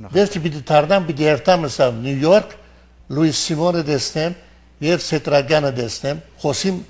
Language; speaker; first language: Armenian; early bilingual, heritage; Armenian